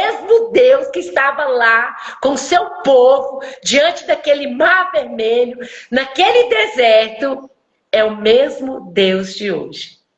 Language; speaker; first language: Portuguese; native; Portuguese